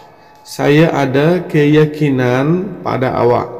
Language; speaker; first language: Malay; non-native, fluent; Bangla